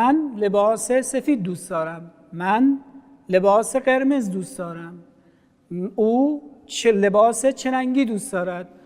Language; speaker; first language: Persian; non-native, fluent; Arabic